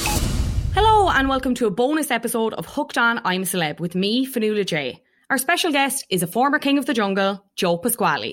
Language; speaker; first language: English; native; English